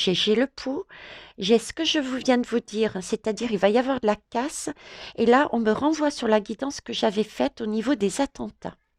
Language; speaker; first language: French; native; French